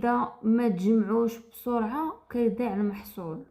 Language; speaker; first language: Arabic; native; Arabic